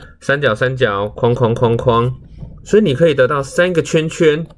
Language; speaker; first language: Chinese; native; Chinese